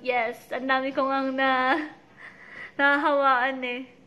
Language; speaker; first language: Filipino; native; Filipino